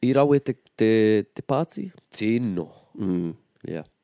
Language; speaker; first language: Māori; non-native, local second language; English